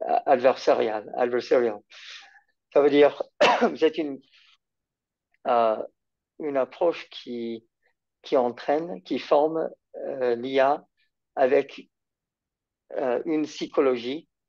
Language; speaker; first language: French; non-native, fluent; English